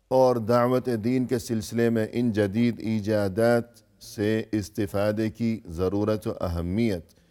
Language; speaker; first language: Urdu; native; Urdu